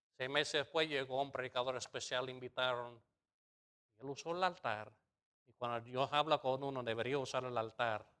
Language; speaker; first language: Spanish; non-native, fluent; English